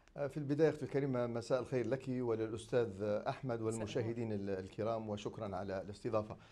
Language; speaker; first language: Arabic; native; Arabic